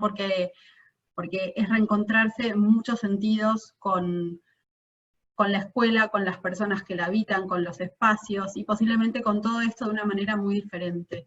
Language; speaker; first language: Spanish; native; Spanish